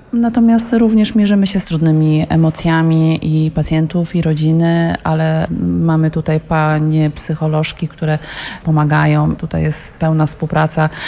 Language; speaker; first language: Polish; native; Polish